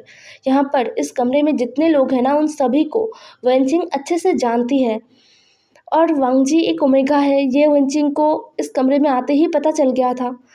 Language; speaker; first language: Hindi; non-native, local second language; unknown